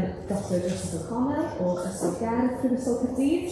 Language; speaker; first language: Welsh; native; Welsh